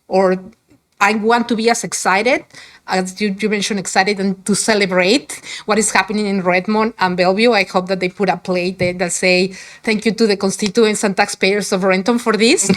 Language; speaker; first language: English; non-native, fluent; Spanish